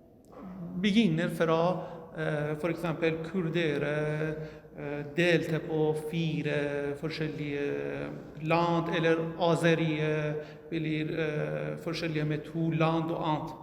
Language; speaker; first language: Norwegian; non-native, learner; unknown